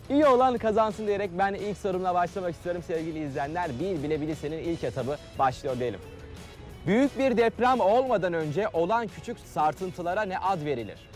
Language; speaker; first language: Turkish; native; Turkish